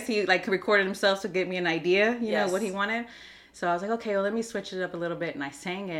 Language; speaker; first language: English; native; English